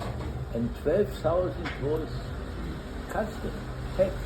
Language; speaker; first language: English; non-native, fluent; German